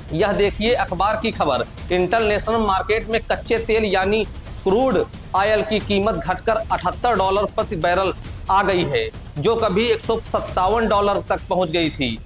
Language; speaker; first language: Hindi; native; Hindi